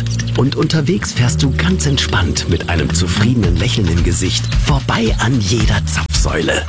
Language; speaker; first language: German; native; German